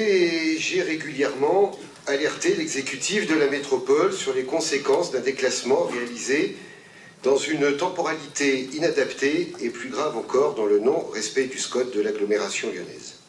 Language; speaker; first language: French; native; French